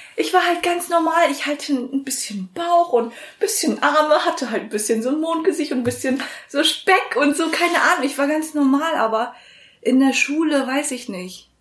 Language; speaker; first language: German; early bilingual, other home language; Vietnamese